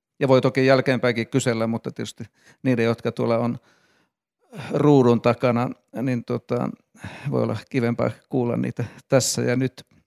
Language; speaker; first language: Finnish; native; Finnish